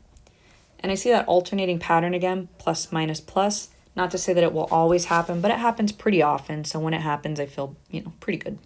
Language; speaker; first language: English; native; English